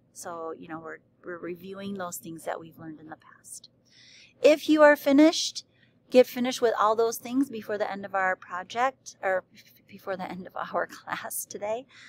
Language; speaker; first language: English; native; English